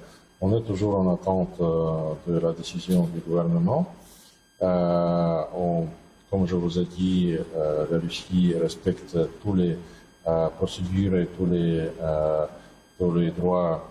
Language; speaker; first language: French; non-native, fluent; Russian